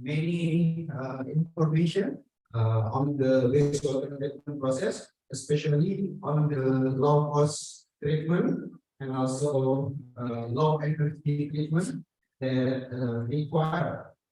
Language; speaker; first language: English; non-native, learner; Indonesian